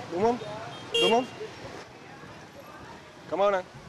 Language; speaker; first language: Vietnamese; non-native, learner; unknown